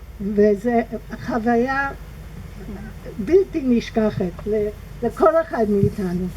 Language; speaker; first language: Hebrew; non-native, fluent; English